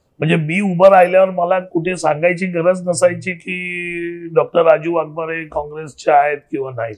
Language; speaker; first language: Marathi; native; Marathi